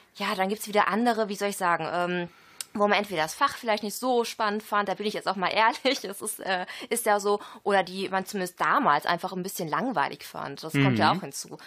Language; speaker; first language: German; native; German